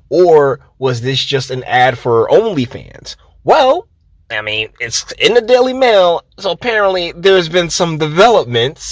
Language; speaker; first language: English; native; English